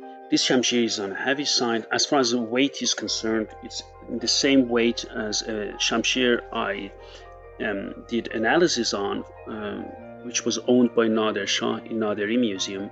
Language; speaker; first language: English; non-native, fluent; Persian